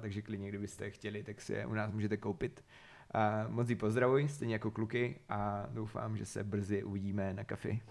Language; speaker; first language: Czech; native; Czech